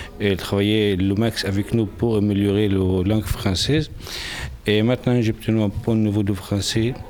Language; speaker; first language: French; non-native, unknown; Arabic